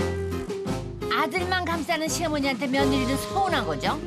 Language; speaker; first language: Korean; native; Korean